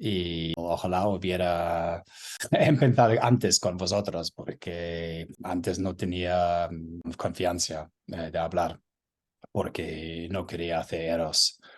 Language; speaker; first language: Spanish; non-native, learner; German